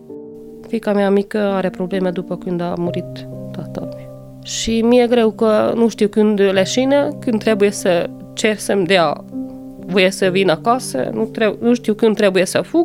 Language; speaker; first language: Romanian; non-native, local second language; Hungarian